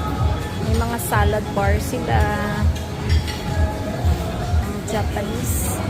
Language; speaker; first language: Filipino; non-native, local second language; Hiligaynon